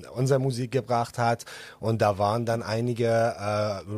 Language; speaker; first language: German; non-native, fluent; Persian